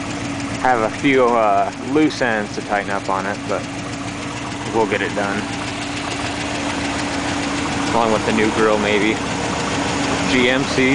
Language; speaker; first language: English; native; English